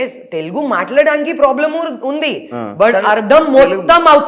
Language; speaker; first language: Telugu; non-native, learner; Hindi